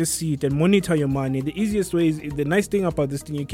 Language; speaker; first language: English; non-native, local second language; Zulu